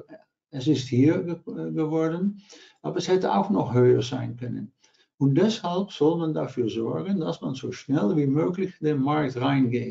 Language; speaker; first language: German; non-native, learner; Dutch